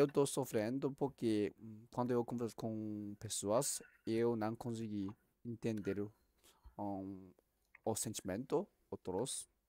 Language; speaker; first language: Portuguese; non-native, learner; Chinese